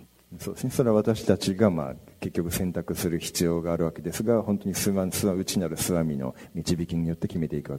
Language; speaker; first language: Japanese; native; Japanese